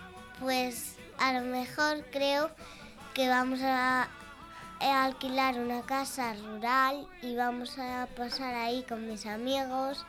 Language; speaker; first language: Spanish; native; Spanish